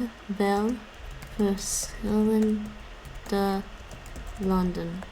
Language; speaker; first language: Dutch; non-native, learner; English